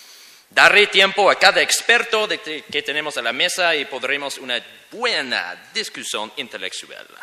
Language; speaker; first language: Spanish; non-native, learner; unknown